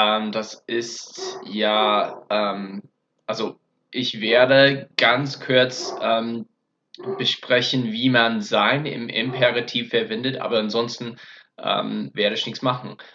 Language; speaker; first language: German; non-native, fluent; English